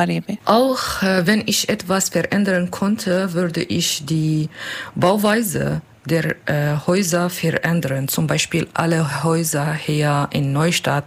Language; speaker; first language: German; non-native, learner; Kurdish